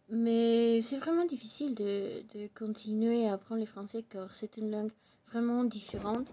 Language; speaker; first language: French; non-native, learner; Spanish